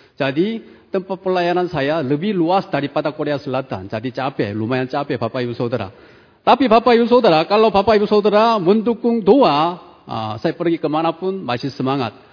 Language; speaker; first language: Indonesian; non-native, fluent; Korean